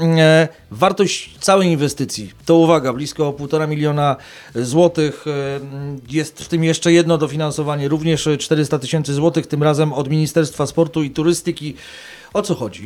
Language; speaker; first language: Polish; native; Polish